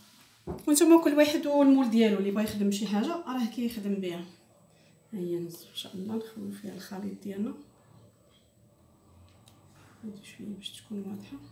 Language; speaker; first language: Arabic; native; Arabic